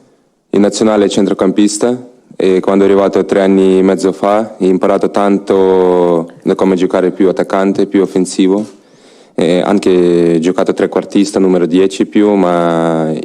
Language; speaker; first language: Italian; non-native, learner; Ukrainian